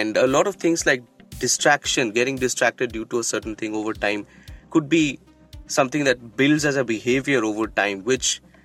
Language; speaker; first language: English; non-native, local second language; Bangla